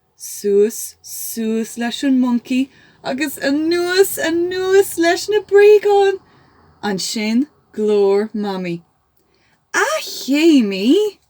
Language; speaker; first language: Irish; native; Irish